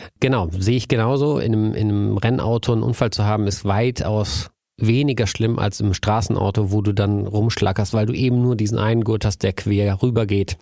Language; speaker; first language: German; native; German